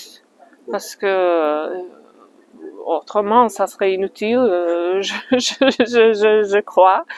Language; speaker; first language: French; non-native, fluent; Slovak